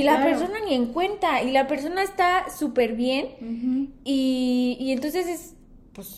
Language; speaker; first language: Spanish; native; Spanish